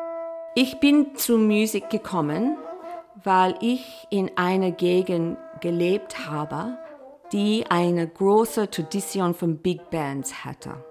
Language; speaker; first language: German; non-native, fluent; English